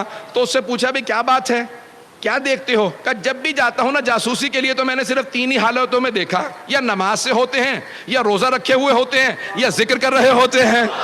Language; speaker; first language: Urdu; native; Urdu